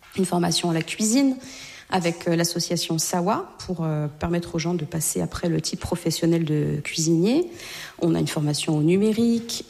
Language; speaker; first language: French; native; French